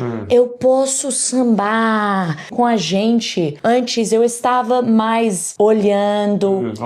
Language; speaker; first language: Portuguese; non-native, learner; English